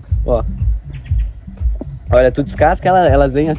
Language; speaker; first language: Portuguese; native; Portuguese